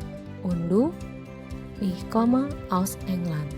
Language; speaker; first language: German; non-native, fluent; Indonesian